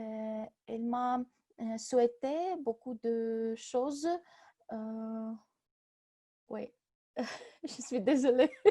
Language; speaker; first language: French; non-native, learner; Russian